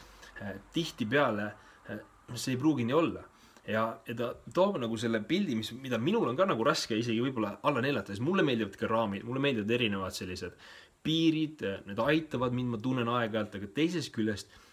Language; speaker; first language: Estonian; native; Estonian